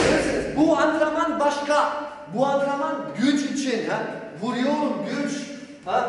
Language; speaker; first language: Turkish; non-native, learner; Polish